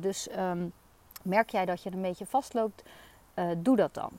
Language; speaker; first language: Dutch; native; Dutch